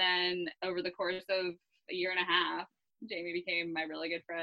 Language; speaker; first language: English; native; English